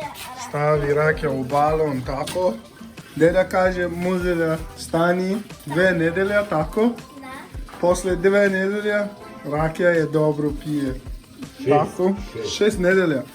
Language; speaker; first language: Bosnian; non-native, learner; English